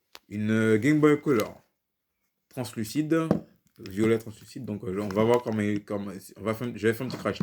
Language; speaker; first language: French; native; French